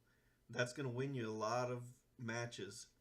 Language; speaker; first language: English; native; English